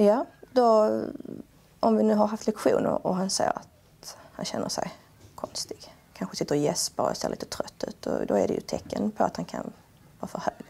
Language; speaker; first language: Swedish; native; Swedish